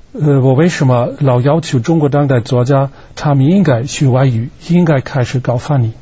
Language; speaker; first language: Chinese; non-native, fluent; German